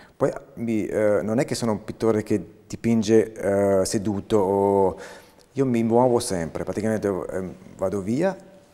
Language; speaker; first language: Italian; non-native, local second language; German